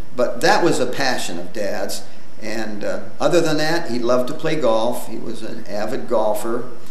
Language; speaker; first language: English; native; English